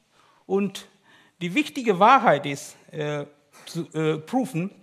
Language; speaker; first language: German; non-native, learner; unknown